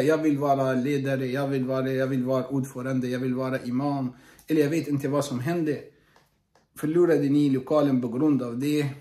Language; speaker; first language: Swedish; non-native, fluent; Arabic